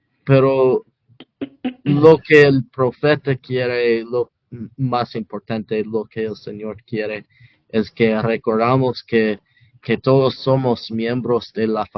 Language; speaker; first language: Spanish; non-native, fluent; English